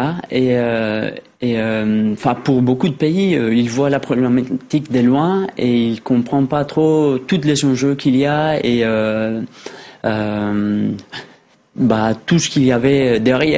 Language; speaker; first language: French; non-native, fluent; Spanish